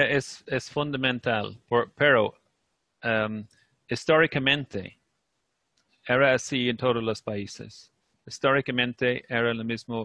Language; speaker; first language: Spanish; non-native, fluent; English